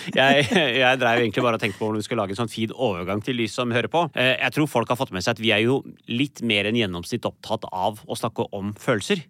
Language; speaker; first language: Norwegian; early bilingual, other home language; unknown